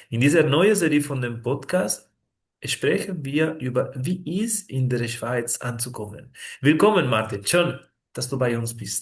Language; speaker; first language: German; non-native, fluent; Spanish